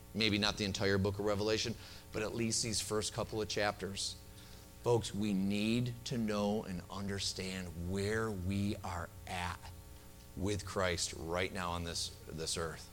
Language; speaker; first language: English; native; English